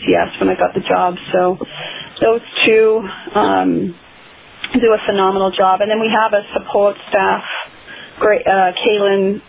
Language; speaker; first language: English; native; English